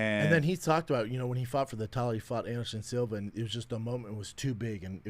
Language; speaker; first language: English; native; English